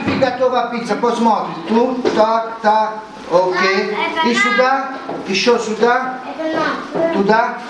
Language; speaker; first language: Russian; non-native, learner; Italian